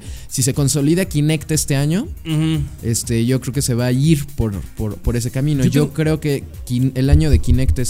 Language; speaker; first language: Spanish; native; Spanish